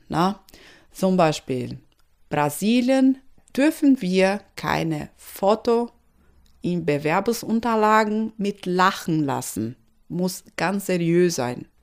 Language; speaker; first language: German; non-native, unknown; Portuguese